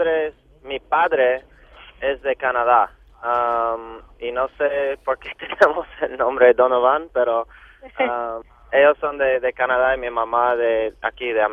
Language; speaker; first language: Spanish; non-native, local second language; English